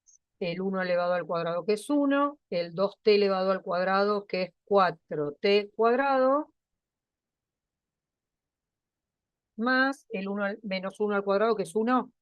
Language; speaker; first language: Spanish; native; Spanish